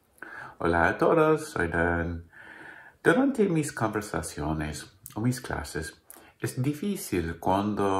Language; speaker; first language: Spanish; non-native, learner; English